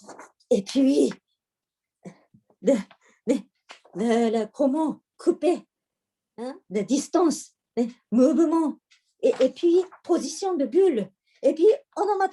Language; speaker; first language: French; non-native, learner; Japanese